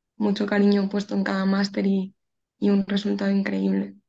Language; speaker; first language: Spanish; native; Spanish